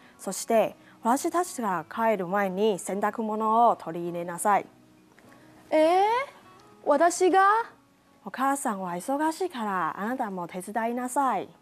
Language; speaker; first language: Japanese; non-native, fluent; Chinese